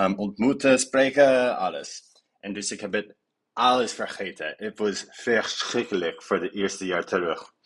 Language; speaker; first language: Dutch; non-native, fluent; English